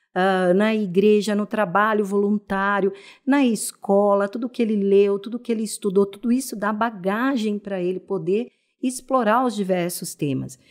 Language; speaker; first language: Portuguese; native; Portuguese